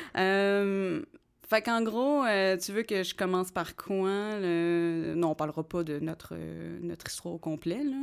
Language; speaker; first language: French; native; French